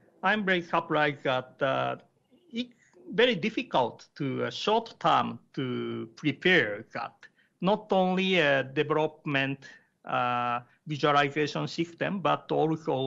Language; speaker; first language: English; non-native, learner; Japanese